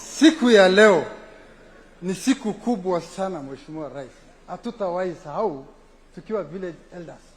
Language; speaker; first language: Swahili; non-native, local second language; Somali